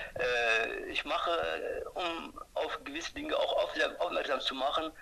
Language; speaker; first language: German; non-native, fluent; Turkish